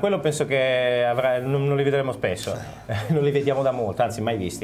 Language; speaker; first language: Italian; native; Italian